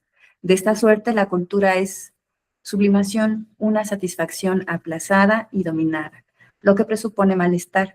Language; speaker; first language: Spanish; native; Spanish